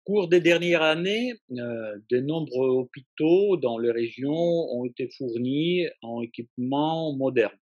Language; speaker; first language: French; non-native, fluent; Russian